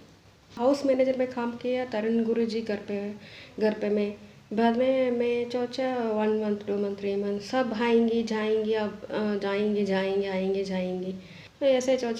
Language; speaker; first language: Hindi; non-native, local second language; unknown